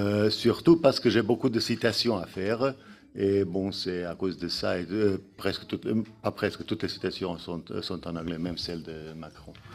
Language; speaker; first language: French; non-native, fluent; Serbian